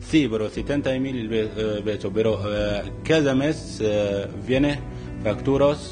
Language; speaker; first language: Spanish; non-native, learner; Arabic